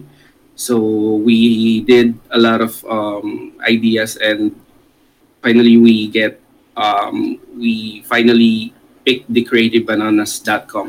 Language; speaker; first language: English; non-native, local second language; Filipino